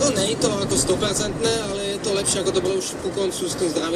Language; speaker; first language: Slovak; native; Slovak